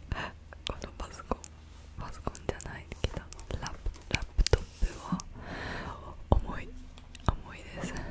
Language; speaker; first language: Japanese; non-native, learner; English